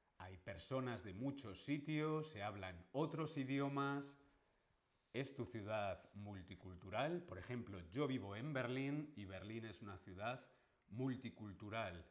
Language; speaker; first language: Spanish; native; Spanish